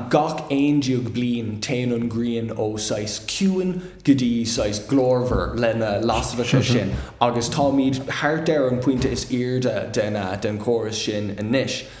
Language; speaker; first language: Irish; non-native, local second language; English